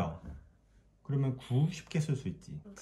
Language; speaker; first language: Korean; native; Korean